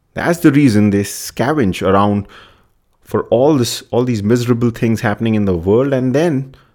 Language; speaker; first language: English; non-native, local second language; Hindi